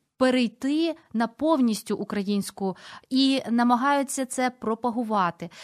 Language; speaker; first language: Ukrainian; native; Ukrainian